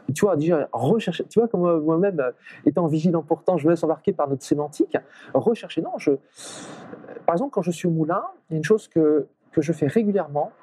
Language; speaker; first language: French; native; French